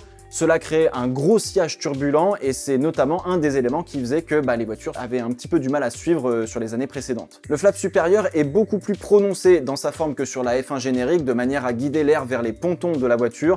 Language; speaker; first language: French; native; French